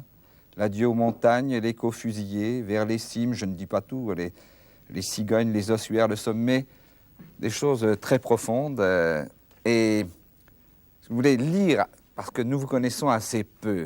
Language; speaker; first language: French; native; French